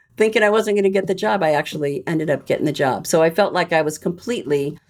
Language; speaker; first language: English; native; English